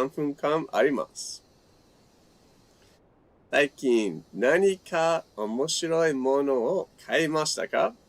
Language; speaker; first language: Japanese; non-native, fluent; English